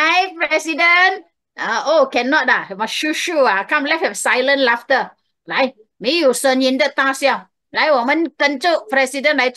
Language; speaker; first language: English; non-native, local second language; Chinese